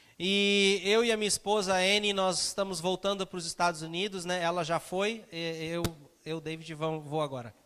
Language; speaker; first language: Portuguese; native; Portuguese